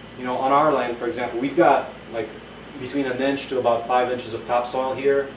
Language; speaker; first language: English; non-native, fluent; Polish